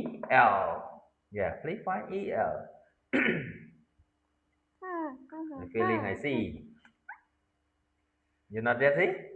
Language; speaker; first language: English; non-native, learner; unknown